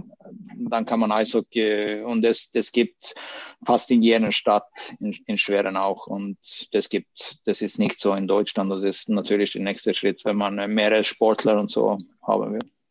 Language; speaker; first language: German; non-native, fluent; Swedish